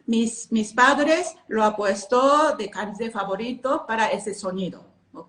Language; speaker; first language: Spanish; non-native, learner; Japanese